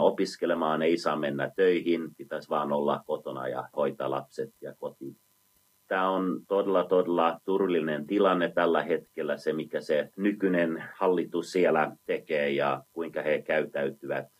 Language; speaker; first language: Finnish; non-native, fluent; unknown